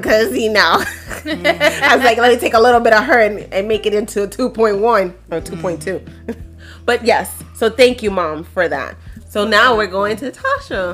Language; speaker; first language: English; early bilingual, other home language; Spanish